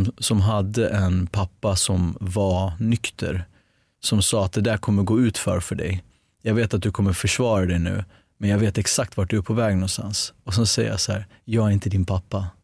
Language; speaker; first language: Swedish; early bilingual, other home language; Armenian